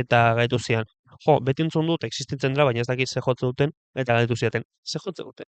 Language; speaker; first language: Basque; non-native, local second language; Spanish